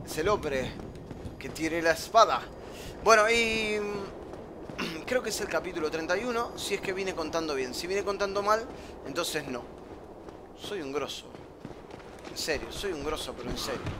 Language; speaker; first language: Spanish; native; Spanish